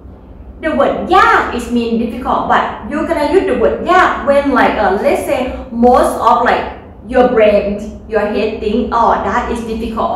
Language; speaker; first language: English; non-native, learner; Thai